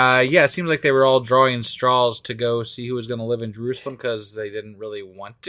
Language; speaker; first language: English; native; English